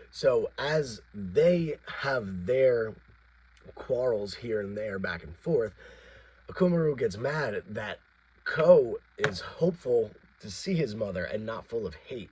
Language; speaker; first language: English; native; English